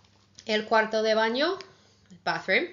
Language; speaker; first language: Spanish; non-native, fluent; English